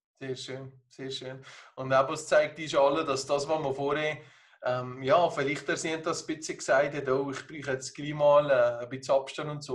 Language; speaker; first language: German; native; German